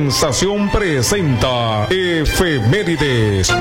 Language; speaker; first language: Spanish; native; Spanish